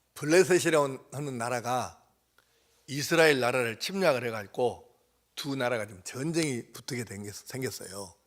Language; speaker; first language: Korean; native; Korean